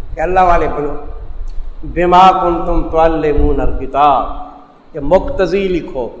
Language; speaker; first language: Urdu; non-native, local second language; Saraiki